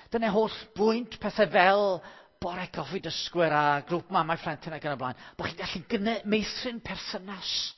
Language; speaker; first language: Welsh; native; Welsh